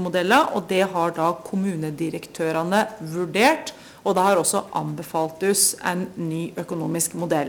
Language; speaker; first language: Norwegian; native; Norwegian